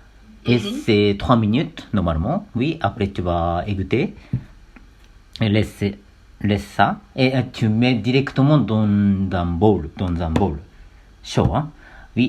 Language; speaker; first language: French; non-native, learner; Japanese